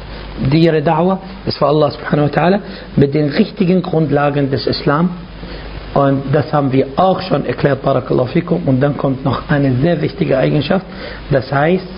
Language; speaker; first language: German; non-native, fluent; Arabic